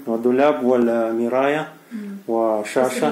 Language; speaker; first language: Arabic; non-native, learner; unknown